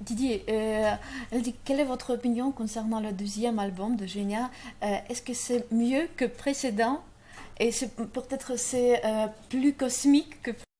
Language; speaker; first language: French; non-native, learner; Russian